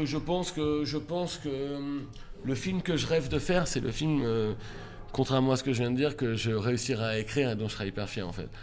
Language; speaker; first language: French; native; French